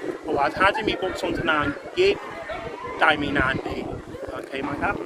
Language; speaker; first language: Thai; non-native, learner; English